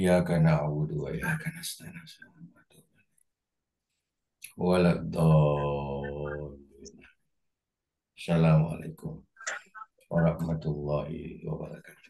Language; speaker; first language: Arabic; non-native, fluent; Indonesian